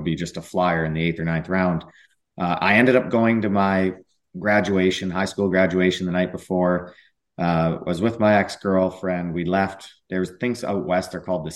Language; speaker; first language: English; native; English